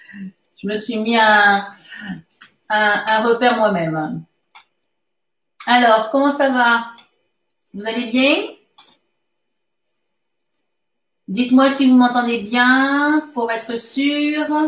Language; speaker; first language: French; native; French